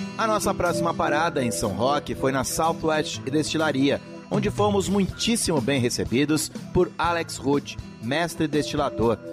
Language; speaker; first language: Portuguese; native; Portuguese